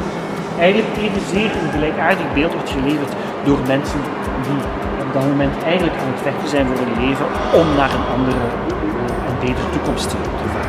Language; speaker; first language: Dutch; native; Dutch